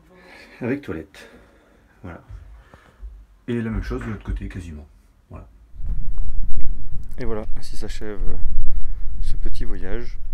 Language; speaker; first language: French; native; French